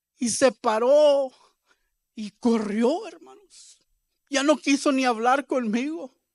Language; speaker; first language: Spanish; early bilingual, heritage; Spanish